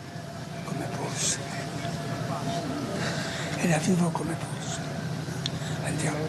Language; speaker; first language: Italian; early bilingual, heritage; Spanish